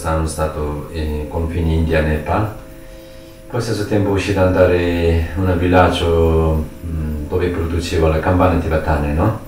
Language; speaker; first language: Italian; non-native, learner; Tibetan